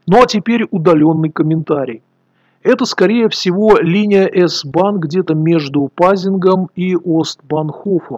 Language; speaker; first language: Russian; native; Russian